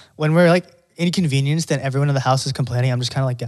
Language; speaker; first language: English; non-native, local second language; Filipino